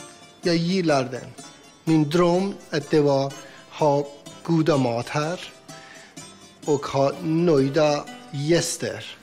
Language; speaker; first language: Swedish; non-native, learner; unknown